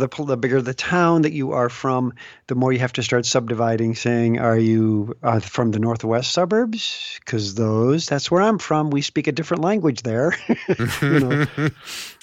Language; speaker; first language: English; native; English